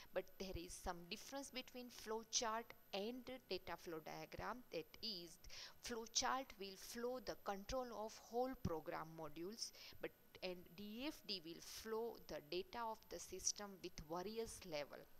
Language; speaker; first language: English; non-native, local second language; Gujarati